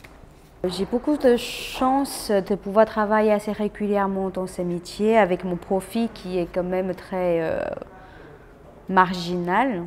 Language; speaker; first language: French; non-native, fluent; Chinese